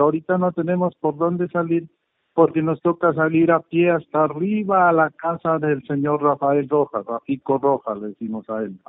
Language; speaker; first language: Spanish; native; Spanish